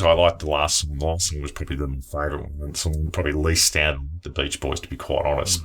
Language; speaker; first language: English; native; English